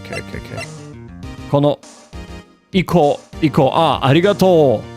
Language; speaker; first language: Japanese; non-native, learner; English